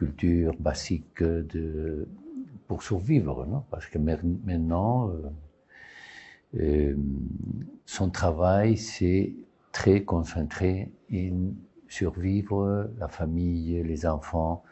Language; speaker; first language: French; non-native, learner; Spanish